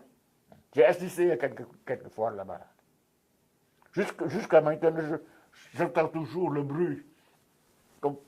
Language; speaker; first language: French; non-native, fluent; Vietnamese